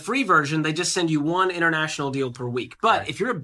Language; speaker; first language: English; native; English